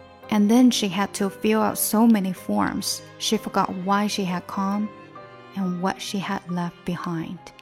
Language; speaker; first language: English; non-native, fluent; Chinese